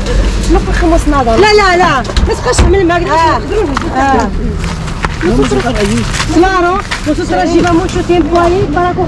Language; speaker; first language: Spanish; non-native, learner; Arabic